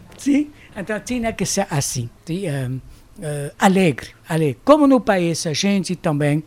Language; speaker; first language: Portuguese; non-native, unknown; French